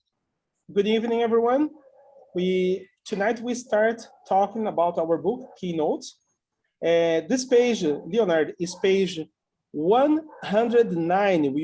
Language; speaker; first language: English; non-native, fluent; Portuguese